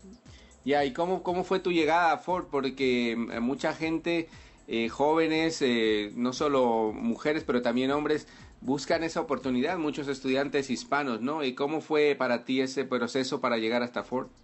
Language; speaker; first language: Spanish; native; Spanish